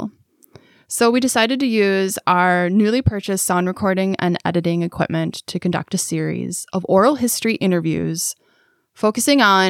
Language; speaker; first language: English; native; English